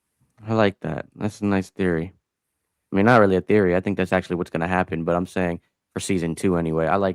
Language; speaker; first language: English; native; English